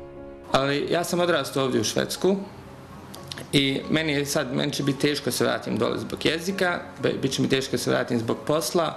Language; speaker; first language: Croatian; early bilingual, heritage; Bosnian